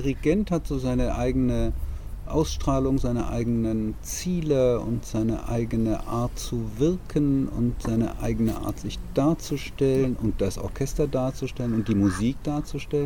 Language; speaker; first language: German; native; German